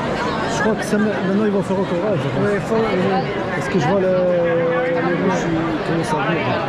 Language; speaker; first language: French; early bilingual, other home language; Polish